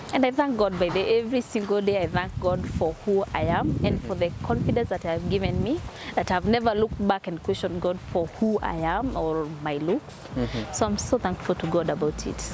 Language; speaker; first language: English; non-native, local second language; Kikuyu